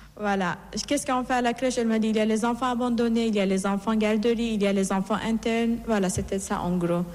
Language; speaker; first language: French; non-native, fluent; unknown